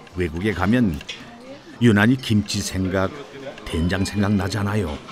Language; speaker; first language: Korean; native; Korean